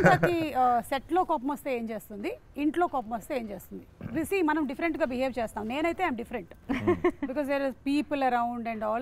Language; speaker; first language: Telugu; native; Telugu